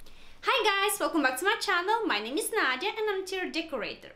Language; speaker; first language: English; non-native, fluent; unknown